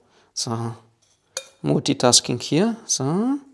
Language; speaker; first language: German; non-native, fluent; Bulgarian